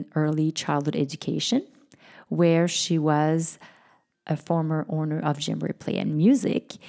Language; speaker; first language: English; non-native, fluent; French